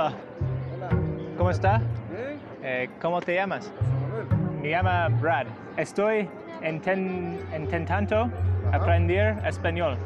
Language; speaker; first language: Spanish; non-native, learner; English